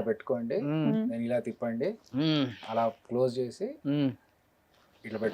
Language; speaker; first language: Telugu; native; Telugu